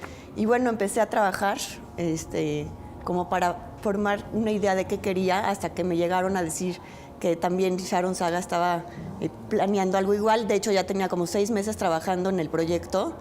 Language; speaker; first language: Spanish; native; Spanish